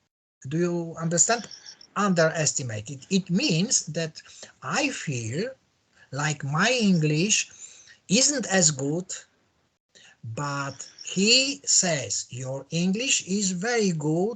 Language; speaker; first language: English; non-native, learner; Polish